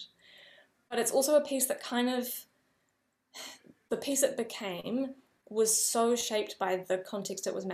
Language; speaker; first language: English; native; English